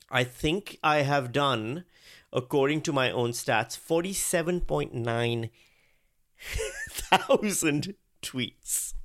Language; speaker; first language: English; non-native, local second language; Urdu